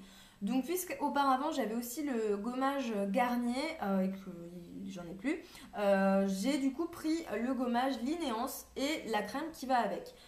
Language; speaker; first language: French; native; French